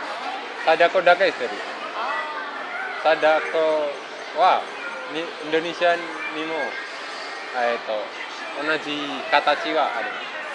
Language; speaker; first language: Japanese; non-native, learner; Indonesian